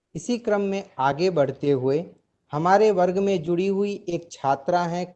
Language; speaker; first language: Hindi; non-native, local second language; Gujarati